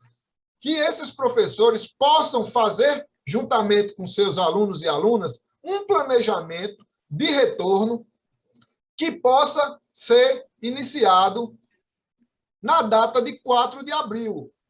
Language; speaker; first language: Portuguese; native; Portuguese